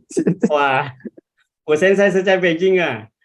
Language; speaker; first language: Chinese; non-native, learner; Indonesian